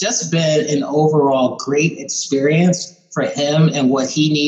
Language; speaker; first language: English; native; English